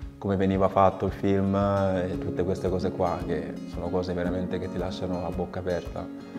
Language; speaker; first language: Italian; early bilingual, other home language; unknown